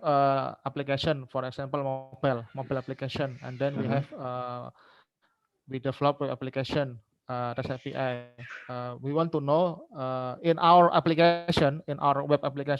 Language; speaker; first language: English; non-native, learner; Indonesian